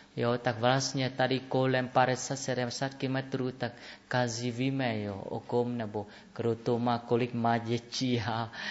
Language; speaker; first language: Czech; non-native, learner; Vietnamese